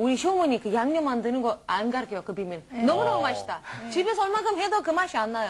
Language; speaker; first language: Korean; non-native, learner; Romanian